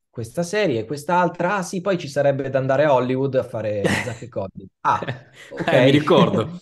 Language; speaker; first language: Italian; native; Italian